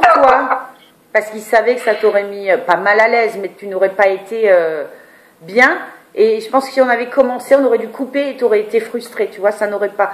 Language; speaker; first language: French; native; French